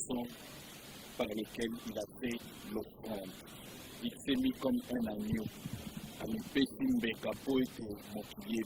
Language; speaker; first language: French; non-native, local second language; Lingala